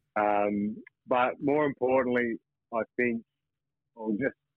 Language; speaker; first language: English; native; English